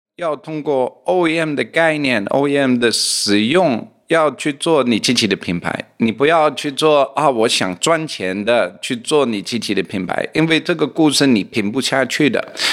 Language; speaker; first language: Chinese; non-native, fluent; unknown